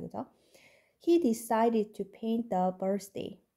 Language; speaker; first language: English; non-native, fluent; Korean